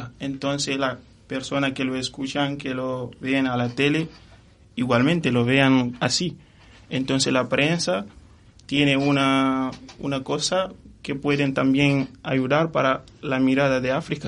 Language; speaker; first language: Spanish; non-native, fluent; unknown